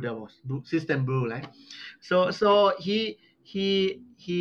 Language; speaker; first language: English; non-native, learner; Thai